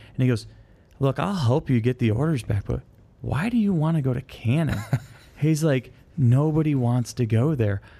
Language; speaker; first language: English; native; English